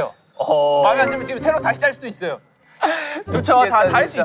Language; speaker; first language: Korean; native; Korean